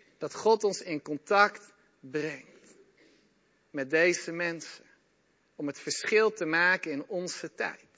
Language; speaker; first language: Dutch; native; Dutch